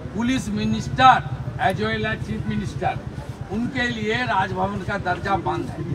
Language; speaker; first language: Hindi; non-native, local second language; Bangla